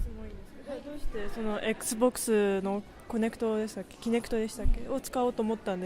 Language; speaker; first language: Japanese; native; Japanese